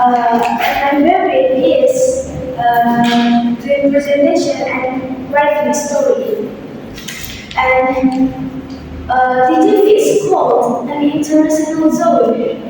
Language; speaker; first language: English; non-native, learner; Indonesian